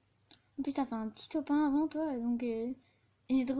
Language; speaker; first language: French; native; French